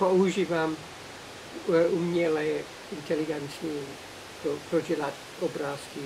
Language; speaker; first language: Czech; non-native, learner; English